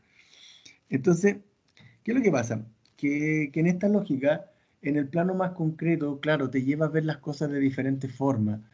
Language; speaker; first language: Spanish; native; Spanish